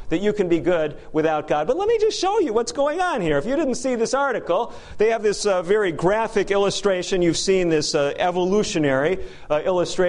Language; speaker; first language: English; native; English